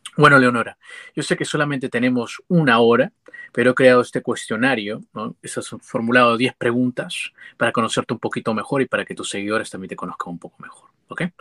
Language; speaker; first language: Spanish; native; Spanish